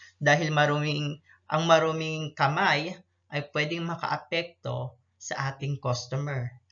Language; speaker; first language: Filipino; native; Filipino